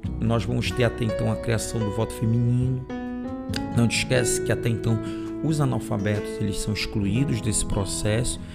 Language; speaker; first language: Portuguese; native; Portuguese